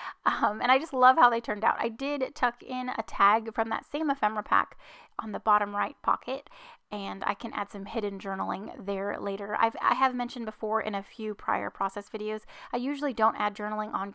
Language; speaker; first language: English; native; English